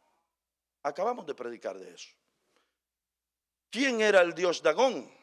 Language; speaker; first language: Spanish; native; Spanish